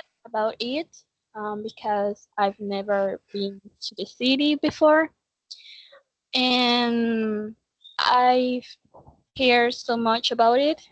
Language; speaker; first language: English; non-native, learner; Spanish